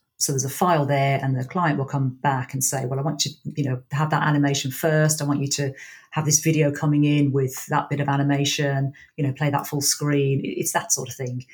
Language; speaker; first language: English; native; English